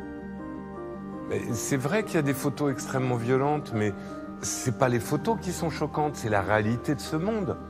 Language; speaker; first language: French; native; French